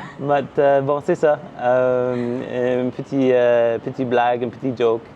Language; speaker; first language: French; non-native, local second language; English